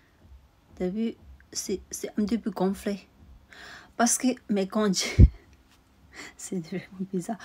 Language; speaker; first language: French; non-native, learner; Tibetan